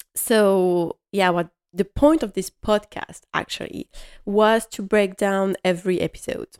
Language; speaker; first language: English; non-native, fluent; French